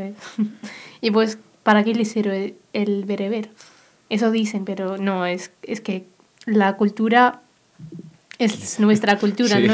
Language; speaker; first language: Spanish; non-native, local second language; Berber languages